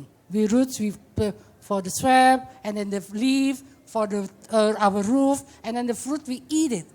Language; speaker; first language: English; non-native, fluent; Indonesian